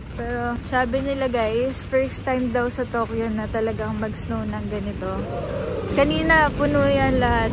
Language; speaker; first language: Filipino; native; Filipino